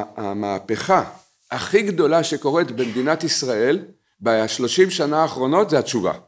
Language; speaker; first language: Hebrew; native; Hebrew